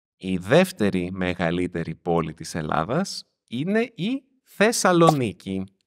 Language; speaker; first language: Greek; native; Greek